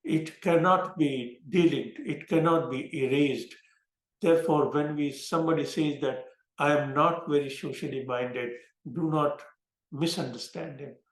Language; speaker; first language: English; non-native, local second language; Hindi